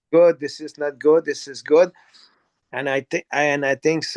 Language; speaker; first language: English; non-native, learner; French